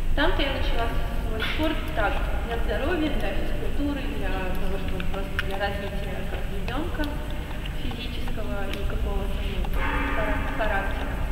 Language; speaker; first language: Russian; early bilingual, heritage; Russian